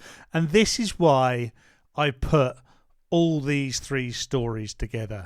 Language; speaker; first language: English; native; English